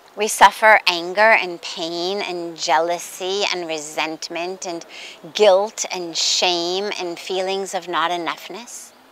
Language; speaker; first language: English; native; English